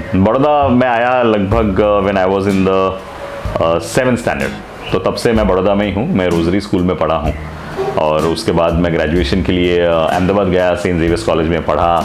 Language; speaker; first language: Hindi; non-native, local second language; Gujarati